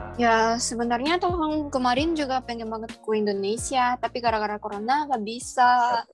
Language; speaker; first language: Indonesian; non-native, fluent; Japanese